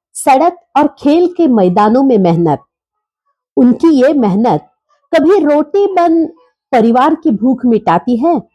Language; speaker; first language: Hindi; non-native, local second language; Marathi